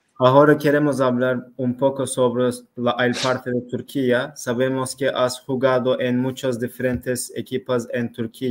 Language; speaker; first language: Spanish; non-native, learner; Turkish